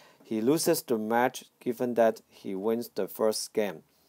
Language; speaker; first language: English; non-native, local second language; Cantonese